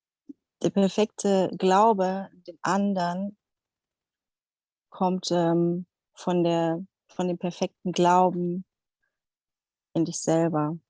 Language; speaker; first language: German; non-native, fluent; Dutch